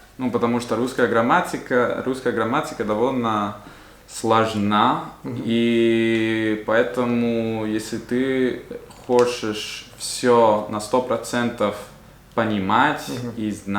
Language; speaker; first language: Russian; non-native, fluent; Italian